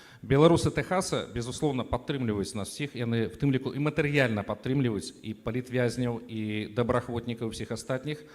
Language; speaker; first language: Belarusian; native; Belarusian